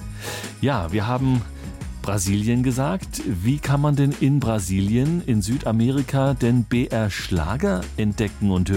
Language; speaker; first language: German; native; German